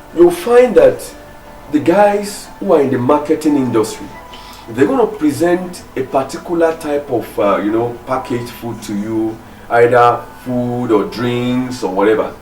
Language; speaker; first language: English; non-native, local second language; Yoruba